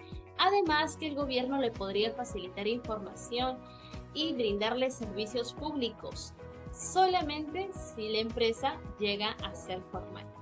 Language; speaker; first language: Spanish; native; Spanish